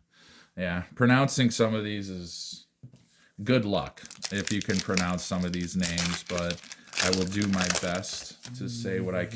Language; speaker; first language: English; native; English